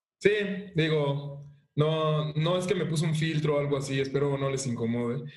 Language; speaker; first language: Spanish; early bilingual, other home language; Haitian Creole